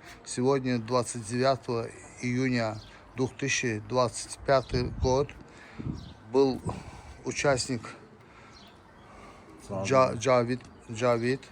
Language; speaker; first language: Russian; non-native, local second language; Azerbaijani